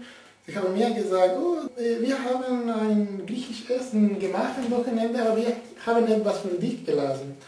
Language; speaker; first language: German; non-native, learner; Spanish